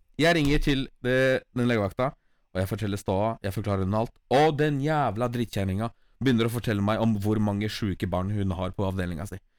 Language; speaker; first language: Norwegian; early bilingual, other home language; Polish